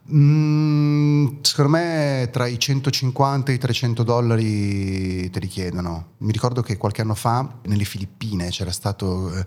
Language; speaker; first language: Italian; early bilingual, other home language; German